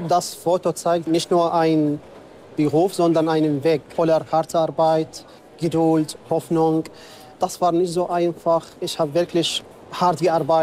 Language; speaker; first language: German; non-native, learner; Arabic